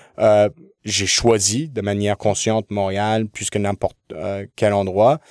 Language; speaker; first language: French; early bilingual, other home language; English